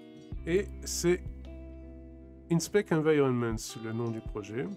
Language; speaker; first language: French; native; French